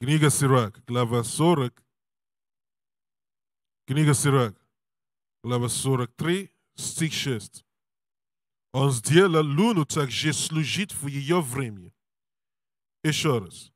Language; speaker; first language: Russian; non-native, learner; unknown